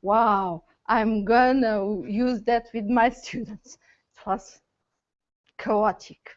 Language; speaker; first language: English; non-native, learner; Portuguese